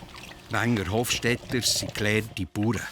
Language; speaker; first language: German; native; German